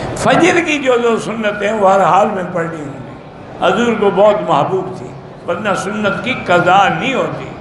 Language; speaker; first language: Urdu; early bilingual, heritage; Urdu